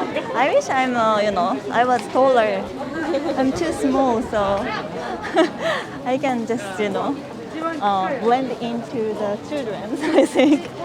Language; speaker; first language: English; non-native, fluent; Japanese